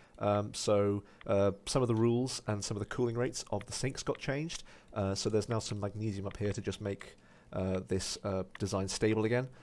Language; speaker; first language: English; native; English